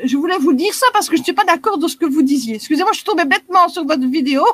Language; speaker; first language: French; native; French